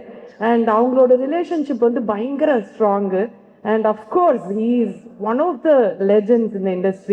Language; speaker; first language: Tamil; native; Tamil